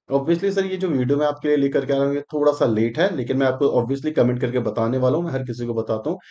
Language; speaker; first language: Hindi; native; Hindi